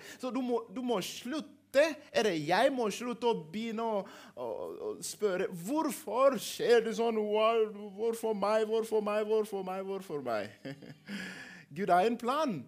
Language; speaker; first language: Norwegian; non-native, fluent; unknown